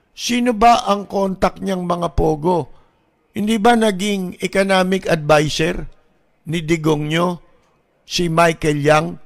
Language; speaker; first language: Filipino; native; Filipino